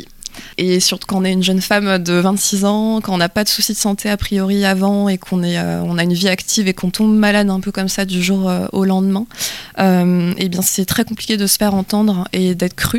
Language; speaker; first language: French; native; French